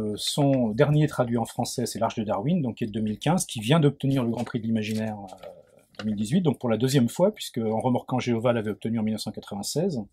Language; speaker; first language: French; native; French